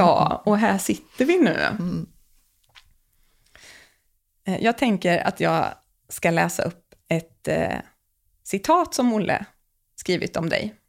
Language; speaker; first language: Swedish; native; Swedish